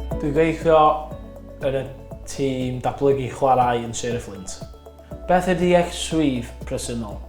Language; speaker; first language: Welsh; non-native, local second language; English